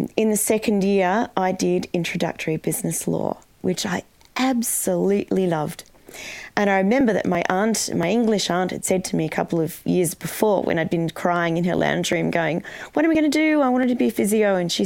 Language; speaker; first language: English; native; English